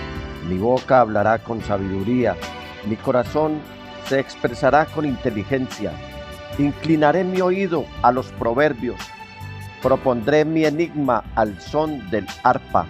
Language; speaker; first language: Spanish; native; Spanish